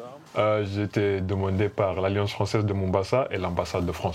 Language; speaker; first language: French; non-native, fluent; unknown